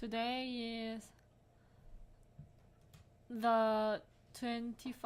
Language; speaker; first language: English; non-native, learner; Korean